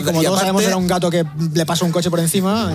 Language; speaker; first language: Spanish; native; Spanish